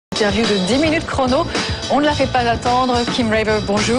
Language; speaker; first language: French; native; French